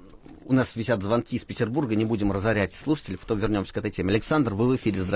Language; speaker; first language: Russian; native; Russian